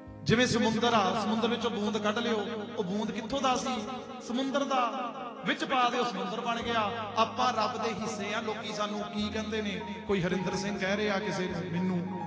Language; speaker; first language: Punjabi; early bilingual, other home language; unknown